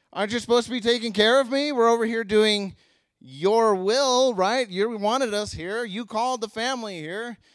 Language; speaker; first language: English; native; English